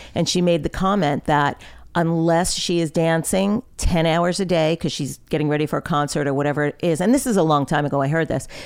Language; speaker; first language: English; native; English